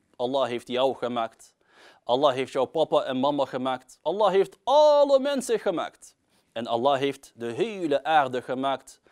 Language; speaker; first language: Dutch; early bilingual, other home language; Arabic